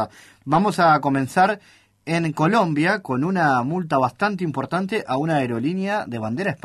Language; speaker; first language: Spanish; native; Spanish